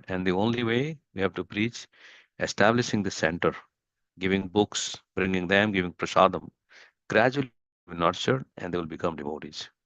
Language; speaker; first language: English; non-native, fluent; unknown